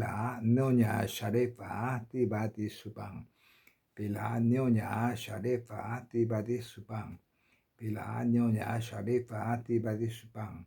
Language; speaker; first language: Indonesian; non-native, learner; Korean